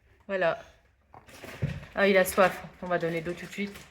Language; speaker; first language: French; native; French